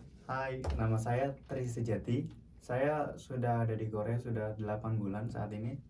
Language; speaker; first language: Indonesian; native; Indonesian